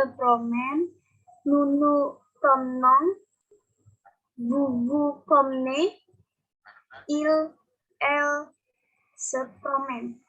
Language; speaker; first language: French; non-native, learner; Indonesian